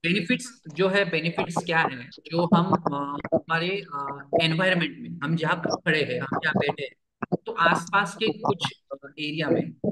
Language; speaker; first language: Hindi; non-native, local second language; Marathi